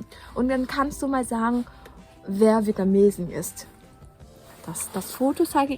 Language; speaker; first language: German; non-native, fluent; Vietnamese